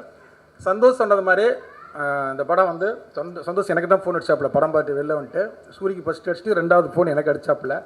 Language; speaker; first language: Tamil; native; Tamil